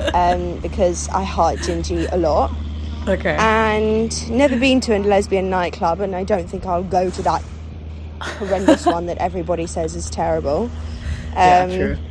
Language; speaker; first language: English; native; English